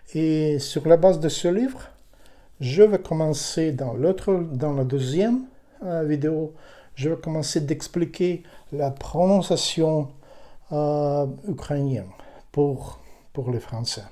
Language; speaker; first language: French; non-native, learner; Ukrainian